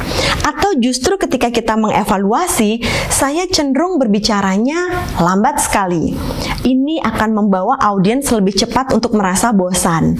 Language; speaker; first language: Indonesian; native; Indonesian